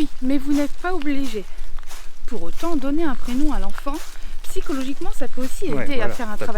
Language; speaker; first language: French; native; French